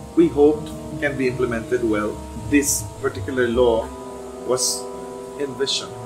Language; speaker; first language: English; non-native, local second language; Cebuano